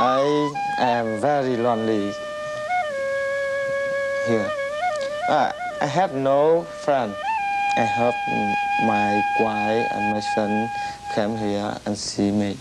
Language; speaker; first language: English; non-native, learner; Vietnamese